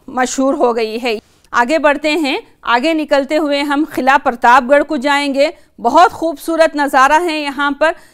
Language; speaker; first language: Urdu; native; Urdu